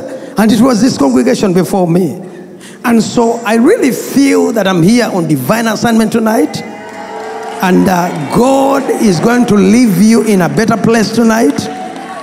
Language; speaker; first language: English; non-native, local second language; Ganda